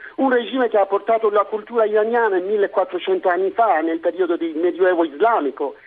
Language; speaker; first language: Italian; non-native, fluent; Persian